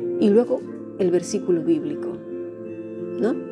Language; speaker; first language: Spanish; native; Spanish